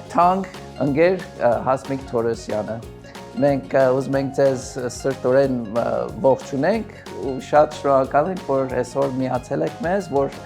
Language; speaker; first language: Armenian; early bilingual, heritage; Armenian